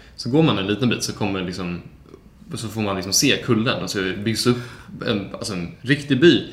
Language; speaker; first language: Swedish; native; Swedish